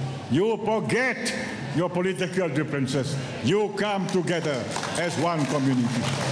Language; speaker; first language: English; non-native, local second language; Malay